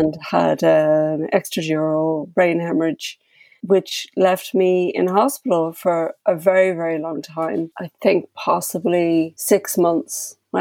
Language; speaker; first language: English; native; English